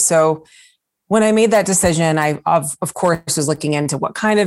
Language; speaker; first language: English; native; English